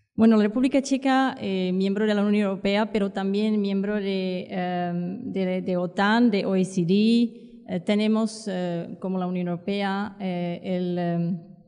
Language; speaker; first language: Spanish; non-native, fluent; Czech